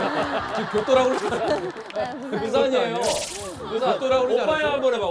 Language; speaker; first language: Korean; native; Korean